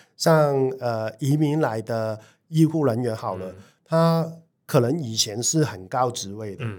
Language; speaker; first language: Chinese; non-native, local second language; Cantonese